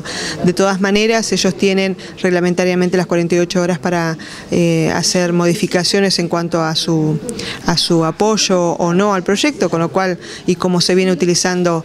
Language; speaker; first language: Spanish; native; Spanish